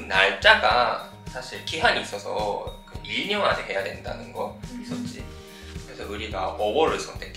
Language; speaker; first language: Korean; non-native, fluent; Japanese